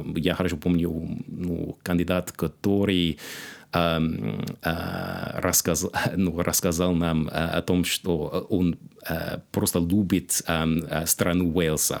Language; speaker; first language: Russian; non-native, fluent; English